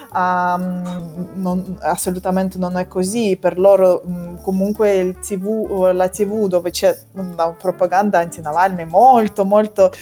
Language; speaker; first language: Italian; non-native, fluent; Russian